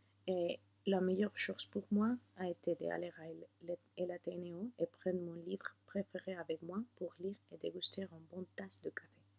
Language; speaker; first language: French; non-native, fluent; Spanish